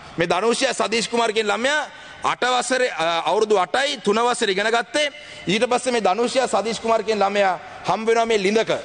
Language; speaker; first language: Sinhala; non-native, local second language; Tamil